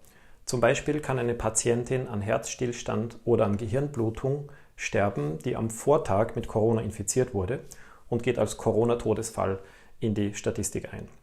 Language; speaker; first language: German; native; German